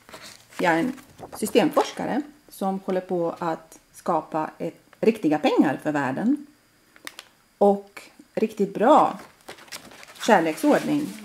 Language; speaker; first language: Swedish; non-native, fluent; Latvian